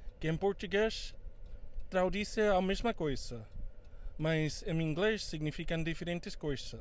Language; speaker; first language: Portuguese; non-native, fluent; Spanish